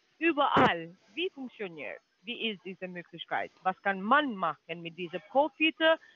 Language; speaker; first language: German; non-native, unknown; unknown